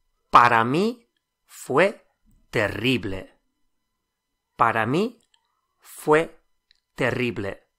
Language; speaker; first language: Spanish; non-native, fluent; English